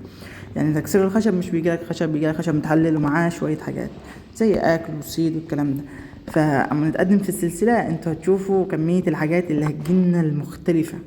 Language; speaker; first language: Arabic; native; Arabic